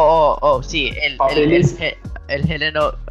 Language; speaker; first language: Spanish; early bilingual, heritage; Spanish